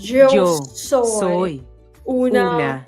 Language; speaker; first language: Spanish; non-native, learner; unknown